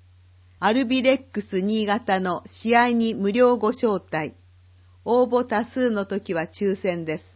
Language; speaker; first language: Japanese; native; Japanese